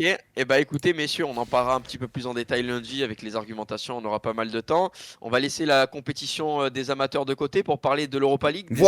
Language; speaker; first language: French; native; French